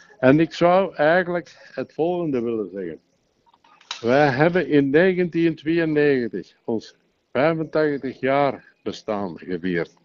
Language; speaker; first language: Dutch; native; Dutch